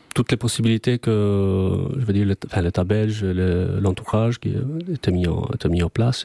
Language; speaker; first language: French; non-native, fluent; Albanian